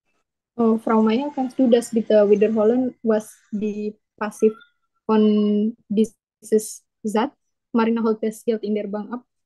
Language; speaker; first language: German; non-native, learner; Indonesian